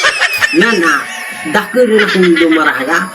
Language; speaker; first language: Filipino; non-native, local second language; Bikol